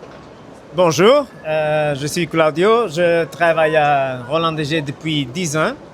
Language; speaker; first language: French; non-native, fluent; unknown